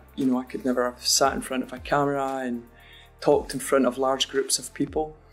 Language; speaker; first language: English; native; English